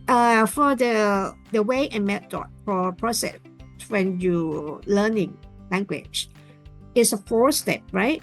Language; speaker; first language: English; non-native, learner; Thai